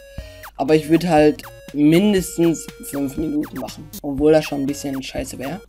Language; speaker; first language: German; native; German